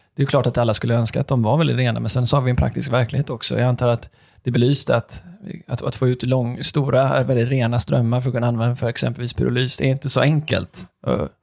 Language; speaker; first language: Swedish; native; Swedish